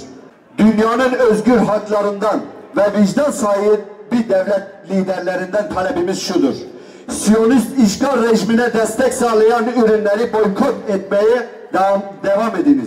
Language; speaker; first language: Turkish; native; Turkish